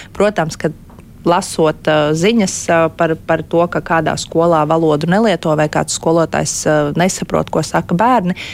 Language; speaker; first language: Latvian; native; Latvian